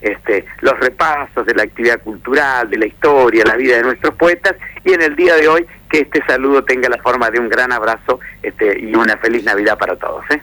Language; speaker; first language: Spanish; native; Spanish